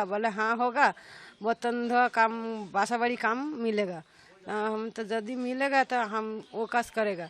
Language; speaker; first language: Hindi; non-native, learner; Bangla